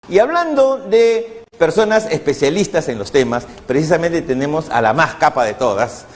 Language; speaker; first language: Spanish; native; Spanish